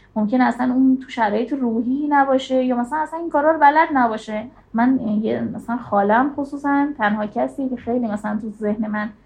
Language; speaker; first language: Persian; native; Persian